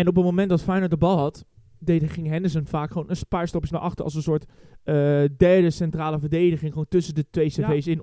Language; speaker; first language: Dutch; native; Dutch